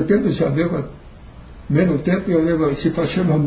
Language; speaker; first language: Italian; early bilingual, heritage; Portuguese